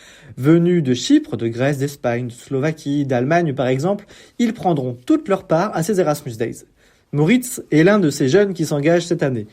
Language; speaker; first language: French; native; French